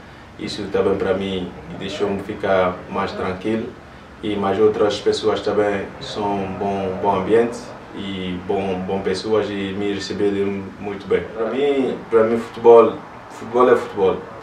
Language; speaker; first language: Portuguese; non-native, learner; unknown